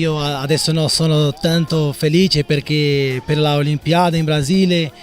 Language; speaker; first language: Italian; non-native, learner; Portuguese